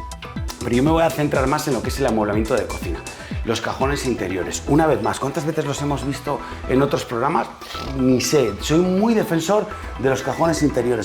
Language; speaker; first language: Spanish; native; Spanish